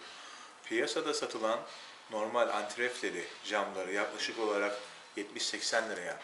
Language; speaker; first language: Turkish; native; Turkish